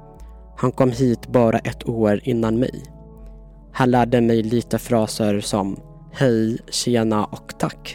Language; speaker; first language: Swedish; non-native, fluent; Tigrinya